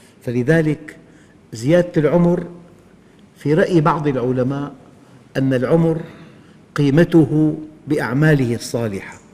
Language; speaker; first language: Arabic; native; Arabic